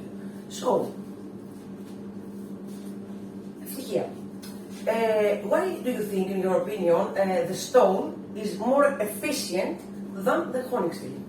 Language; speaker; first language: English; non-native, fluent; Greek